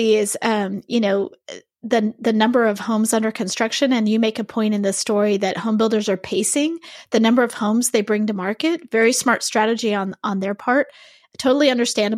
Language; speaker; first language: English; native; English